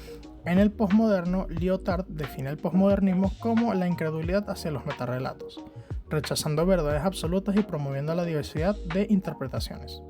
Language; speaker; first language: Spanish; native; Spanish